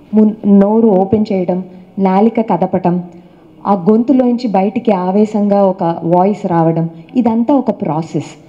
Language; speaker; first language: Telugu; native; Telugu